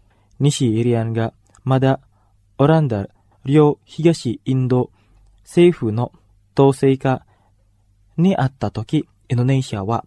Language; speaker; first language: Japanese; non-native, fluent; Indonesian